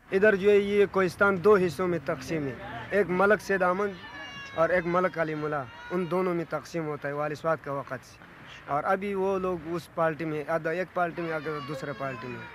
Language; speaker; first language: Urdu; non-native, local second language; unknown